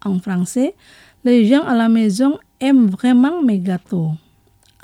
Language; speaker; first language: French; non-native, local second language; Indonesian